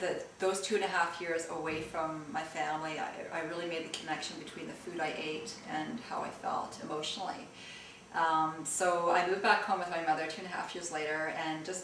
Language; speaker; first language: English; early bilingual, other home language; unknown